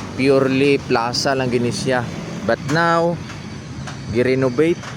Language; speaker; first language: Cebuano; native; Cebuano